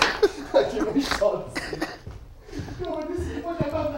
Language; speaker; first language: French; native; French